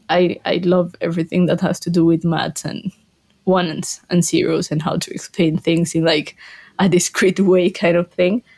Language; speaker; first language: English; non-native, fluent; Spanish